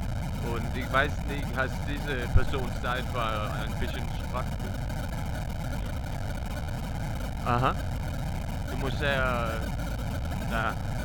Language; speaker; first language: German; non-native, learner; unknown